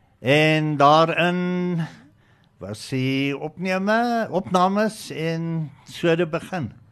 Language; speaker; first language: Afrikaans; non-native, local second language; English